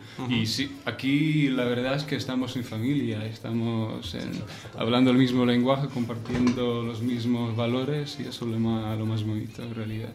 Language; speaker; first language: Spanish; non-native, fluent; Ukrainian